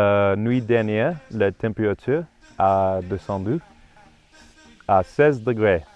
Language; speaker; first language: French; non-native, learner; English